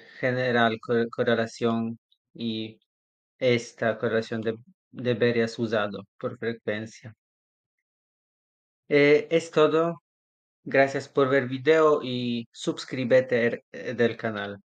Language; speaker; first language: Spanish; non-native, learner; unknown